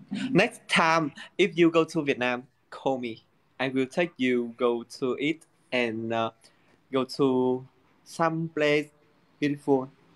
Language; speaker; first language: English; non-native, learner; Vietnamese